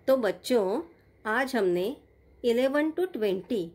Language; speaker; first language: Hindi; non-native, local second language; Marathi